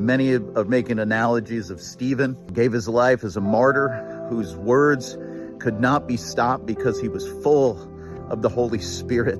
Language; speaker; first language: English; native; English